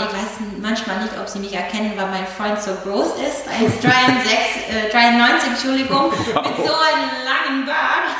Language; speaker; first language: German; non-native, fluent; English